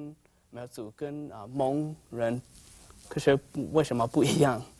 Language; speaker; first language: Chinese; non-native, learner; Hmong